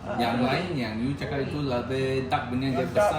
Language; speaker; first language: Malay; non-native, local second language; Chinese